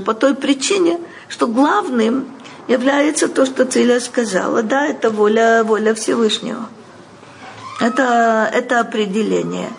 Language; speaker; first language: Russian; native; Russian